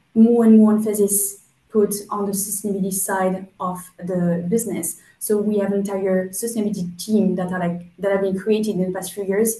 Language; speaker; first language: English; non-native, fluent; French